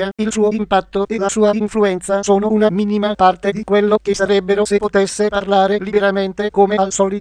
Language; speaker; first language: Italian; native; Italian